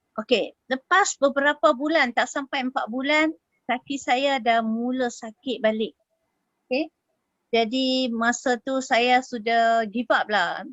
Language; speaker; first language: Malay; native; Malay